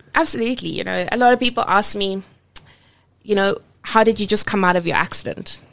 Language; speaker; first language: English; native; English